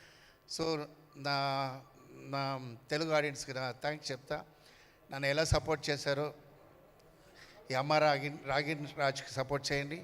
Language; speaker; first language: Telugu; non-native, learner; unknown